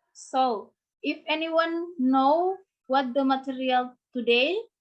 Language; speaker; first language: English; non-native, learner; Indonesian